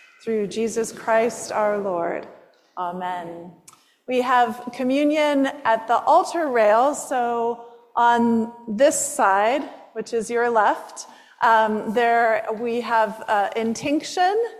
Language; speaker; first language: English; native; English